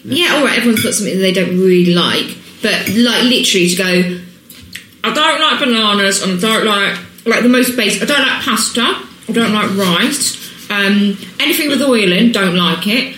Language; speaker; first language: English; native; English